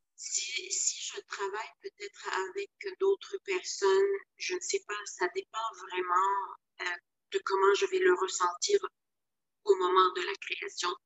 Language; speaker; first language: French; non-native, local second language; Arabic